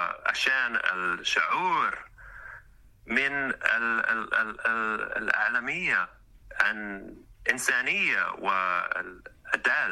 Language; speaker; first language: Arabic; non-native, learner; English